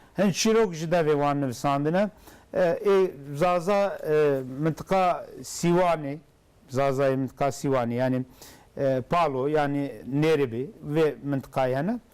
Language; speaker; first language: Kurdish; non-native, local second language; Zaza